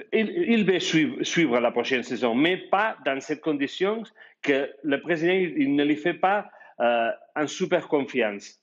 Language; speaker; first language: French; non-native, fluent; Spanish